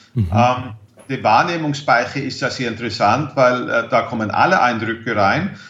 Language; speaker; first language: German; non-native, fluent; Swedish